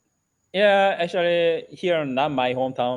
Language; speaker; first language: English; non-native, learner; Korean